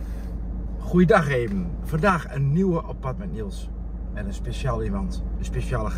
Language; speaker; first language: Dutch; native; Dutch